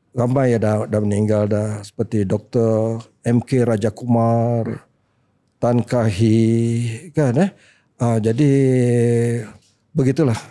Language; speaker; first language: Malay; native; Malay